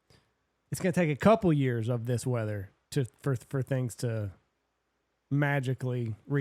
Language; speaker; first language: English; native; English